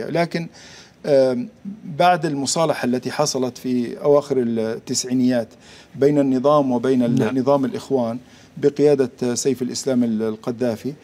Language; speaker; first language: Arabic; native; Arabic